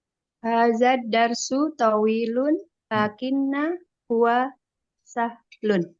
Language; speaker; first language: Arabic; non-native, learner; Indonesian